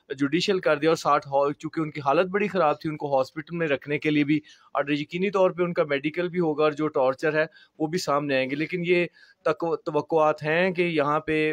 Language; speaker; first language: Urdu; non-native, local second language; Punjabi